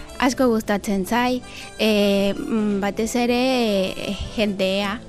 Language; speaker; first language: Basque; non-native, learner; Spanish